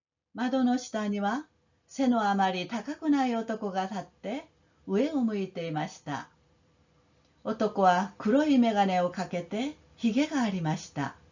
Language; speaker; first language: Japanese; non-native, fluent; Korean